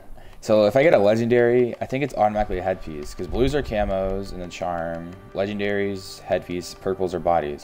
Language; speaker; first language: English; native; English